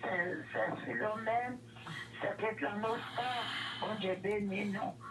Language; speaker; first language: French; non-native, learner; Haitian Creole